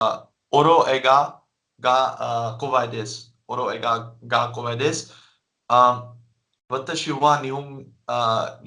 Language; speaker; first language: Japanese; non-native, learner; Dutch